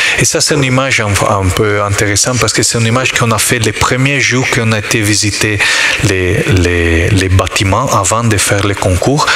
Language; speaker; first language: French; non-native, learner; Italian